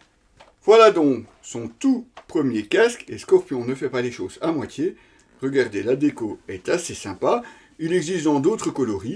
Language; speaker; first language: French; native; French